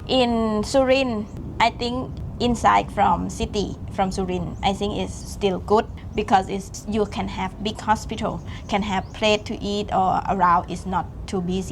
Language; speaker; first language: English; non-native, learner; Thai